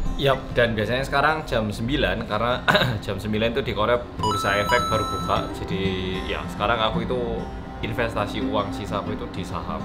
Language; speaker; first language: Indonesian; early bilingual, other home language; Korean